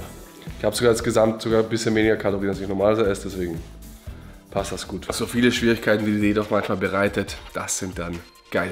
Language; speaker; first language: German; native; German